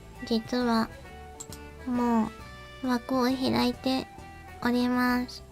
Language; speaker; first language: Japanese; native; Japanese